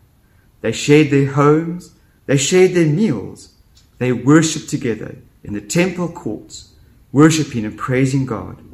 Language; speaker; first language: English; native; English